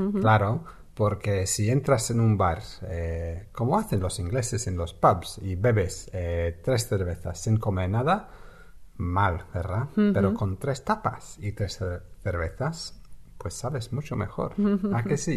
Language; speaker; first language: Spanish; non-native, fluent; English